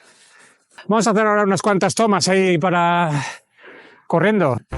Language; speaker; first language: Spanish; native; Spanish